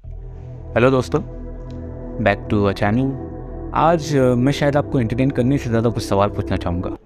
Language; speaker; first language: Hindi; native; Hindi